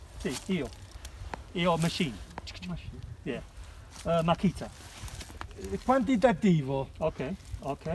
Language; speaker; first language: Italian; non-native, learner; English